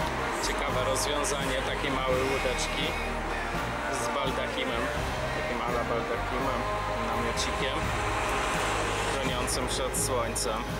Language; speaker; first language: Polish; native; Polish